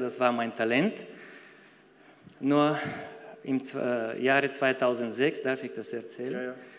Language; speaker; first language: German; non-native, fluent; Bulgarian